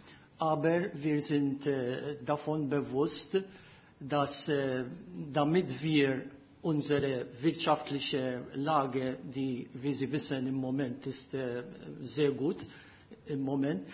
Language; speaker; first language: German; non-native, fluent; Maltese